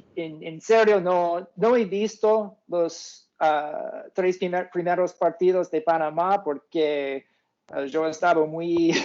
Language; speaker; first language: Spanish; non-native, fluent; English